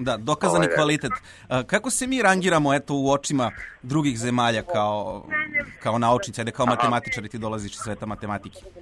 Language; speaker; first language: Serbian; native; Serbian